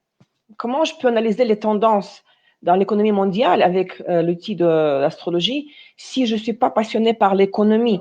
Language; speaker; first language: French; non-native, fluent; Russian